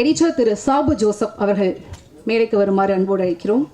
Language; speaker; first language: Tamil; native; Tamil